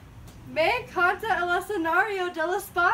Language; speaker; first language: Spanish; non-native, learner; English